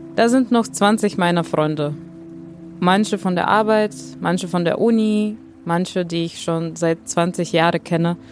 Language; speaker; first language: German; non-native, fluent; Bulgarian